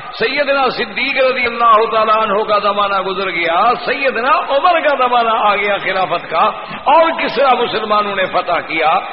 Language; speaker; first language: Urdu; non-native, local second language; Punjabi